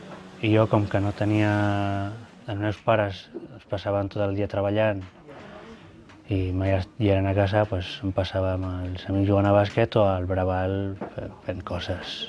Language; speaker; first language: Catalan; early bilingual, other home language; Filipino